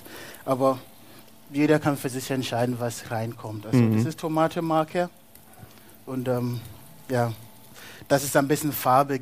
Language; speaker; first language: German; non-native, fluent; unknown